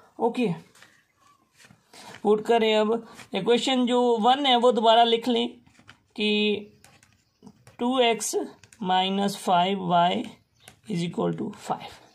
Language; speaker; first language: Urdu; non-native, local second language; Sindhi